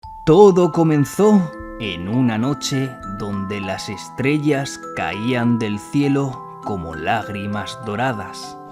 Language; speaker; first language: Spanish; native; Spanish